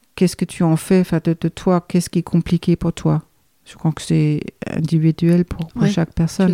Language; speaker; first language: French; non-native, fluent; Danish